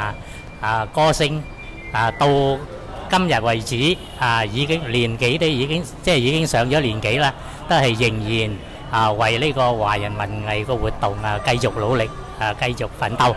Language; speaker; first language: Cantonese; early bilingual, heritage; Cantonese